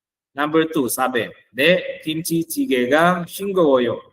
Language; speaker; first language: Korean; non-native, fluent; Filipino